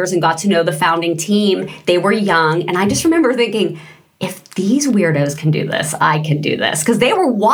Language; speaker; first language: English; native; English